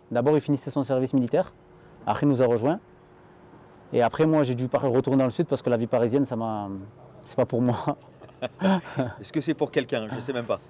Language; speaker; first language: French; native; French